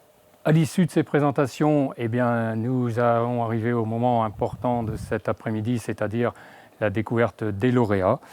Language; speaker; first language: French; native; French